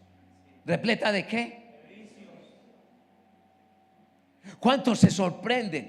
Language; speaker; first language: Spanish; native; Spanish